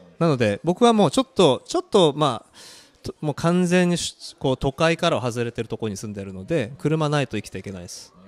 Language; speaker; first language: Japanese; early bilingual, other home language; Korean